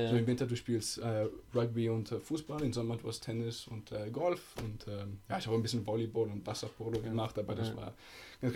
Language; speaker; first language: German; non-native, fluent; Italian